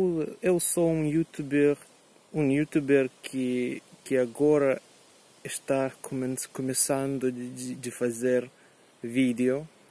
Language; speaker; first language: Portuguese; non-native, learner; Spanish